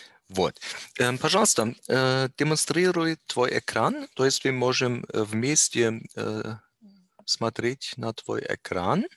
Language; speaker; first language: Russian; non-native, learner; German